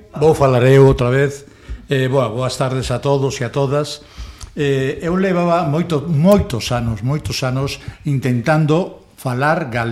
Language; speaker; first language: Galician; non-native, local second language; Spanish